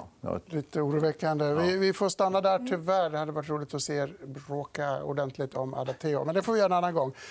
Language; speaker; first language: Swedish; native; Swedish